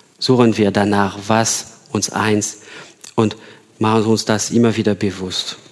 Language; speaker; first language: German; non-native, fluent; French